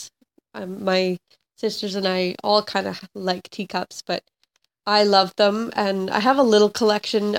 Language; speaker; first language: English; native; English